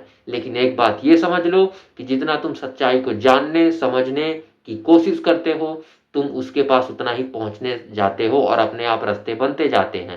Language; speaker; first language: Hindi; native; Hindi